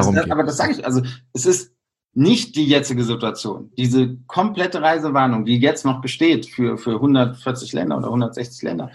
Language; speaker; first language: German; native; German